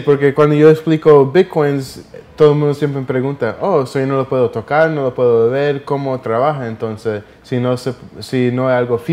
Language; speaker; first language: Spanish; early bilingual, heritage; Spanish